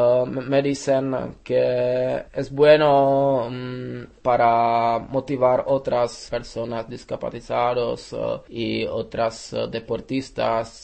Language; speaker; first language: Spanish; non-native, learner; Czech